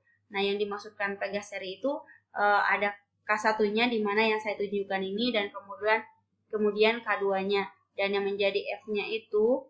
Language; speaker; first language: Indonesian; native; Indonesian